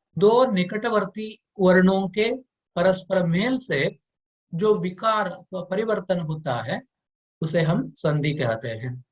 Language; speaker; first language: Hindi; non-native, local second language; Kannada